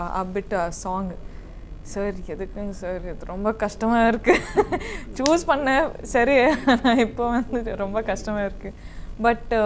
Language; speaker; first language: Tamil; non-native, learner; Kannada